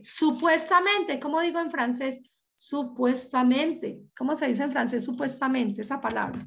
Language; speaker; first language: Spanish; native; Spanish